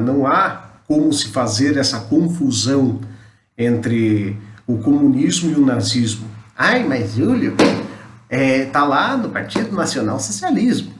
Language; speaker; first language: Portuguese; native; Portuguese